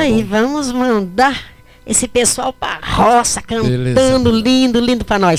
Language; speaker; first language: Portuguese; native; Portuguese